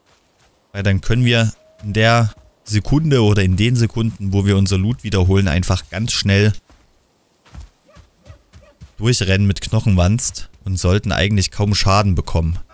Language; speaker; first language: German; native; German